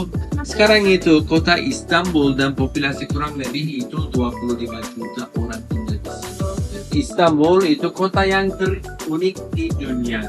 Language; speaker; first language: Indonesian; non-native, learner; Turkish